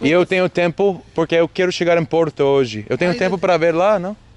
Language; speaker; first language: Portuguese; non-native, learner; English